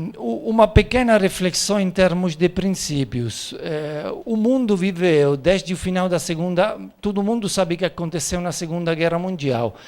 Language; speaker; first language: Portuguese; non-native, fluent; Italian